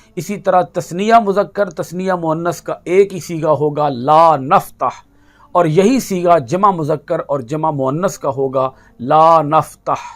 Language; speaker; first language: Urdu; native; Urdu